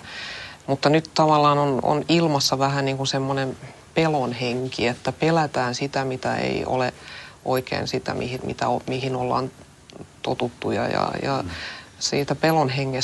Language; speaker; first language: Finnish; non-native, local second language; Swedish